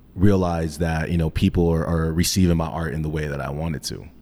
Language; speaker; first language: English; native; English